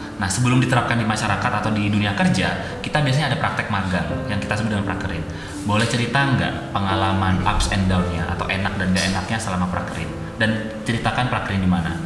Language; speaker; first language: Indonesian; non-native, local second language; Madurese